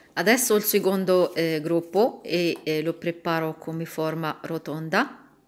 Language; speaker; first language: Italian; non-native, learner; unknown